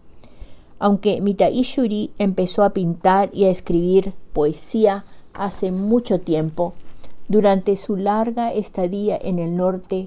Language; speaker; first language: Spanish; native; Spanish